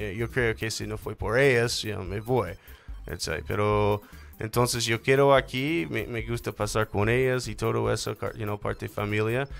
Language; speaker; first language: Spanish; non-native, learner; English